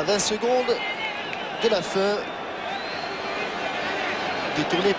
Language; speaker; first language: French; native; French